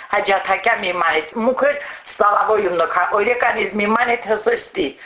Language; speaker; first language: Armenian; native; Armenian